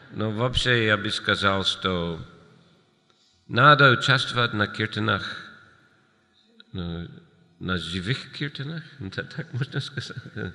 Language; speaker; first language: Russian; non-native, fluent; English